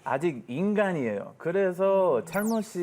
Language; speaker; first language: Korean; non-native, fluent; Hebrew